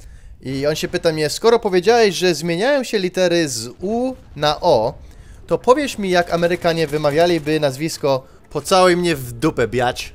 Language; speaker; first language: Polish; early bilingual, heritage; Polish